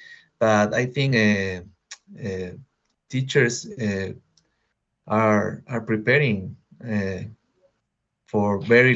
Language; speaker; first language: English; non-native, learner; Spanish